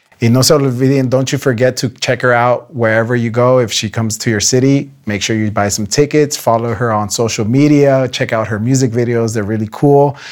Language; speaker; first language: English; early bilingual, other home language; Spanish